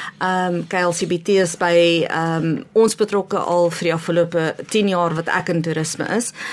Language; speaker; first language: Afrikaans; non-native, local second language; English